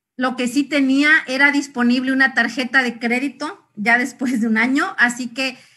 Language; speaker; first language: Spanish; native; Spanish